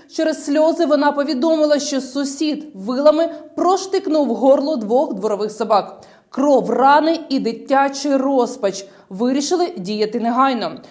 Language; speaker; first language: Ukrainian; native; Ukrainian